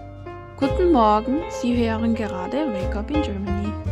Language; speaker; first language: German; non-native, fluent; Korean